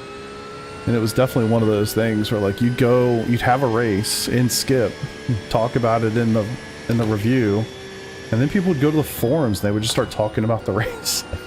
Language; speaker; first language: English; native; English